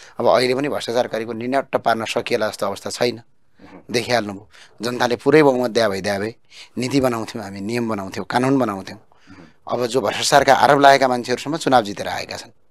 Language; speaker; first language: Nepali; native; Nepali